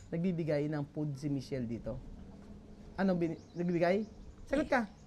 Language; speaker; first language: Filipino; native; Filipino